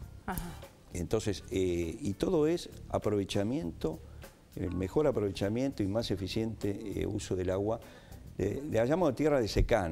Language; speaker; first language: Spanish; native; Spanish